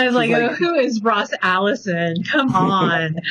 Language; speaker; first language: English; native; English